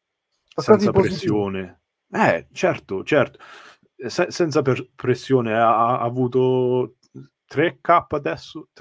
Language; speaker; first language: Italian; early bilingual, heritage; English